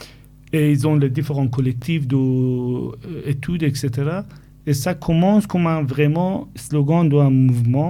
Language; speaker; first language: French; non-native, fluent; Persian